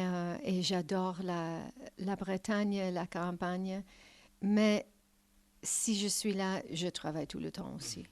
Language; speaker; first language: French; non-native, fluent; English